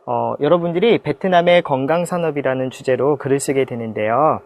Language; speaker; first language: Korean; native; Korean